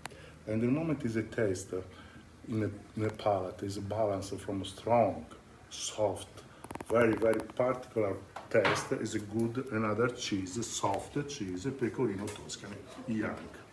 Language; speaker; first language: English; non-native, learner; Italian